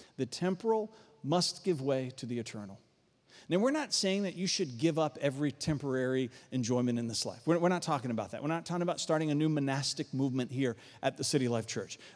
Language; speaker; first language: English; native; English